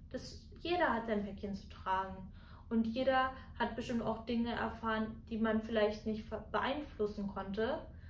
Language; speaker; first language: German; native; German